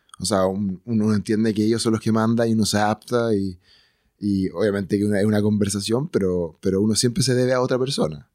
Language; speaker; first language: Spanish; native; Spanish